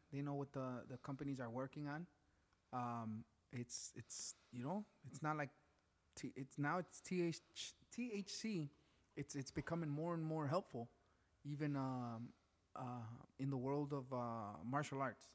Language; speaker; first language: English; early bilingual, other home language; Spanish